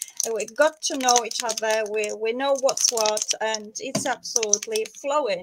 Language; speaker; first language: English; non-native, fluent; Polish